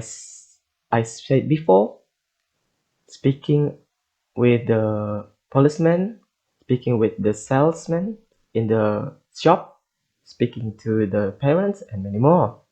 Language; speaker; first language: English; non-native, learner; Indonesian